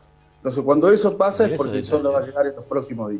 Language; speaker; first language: Spanish; native; Spanish